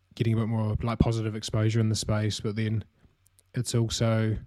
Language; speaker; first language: English; native; English